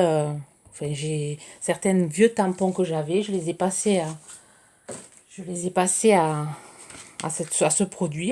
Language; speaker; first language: French; native; French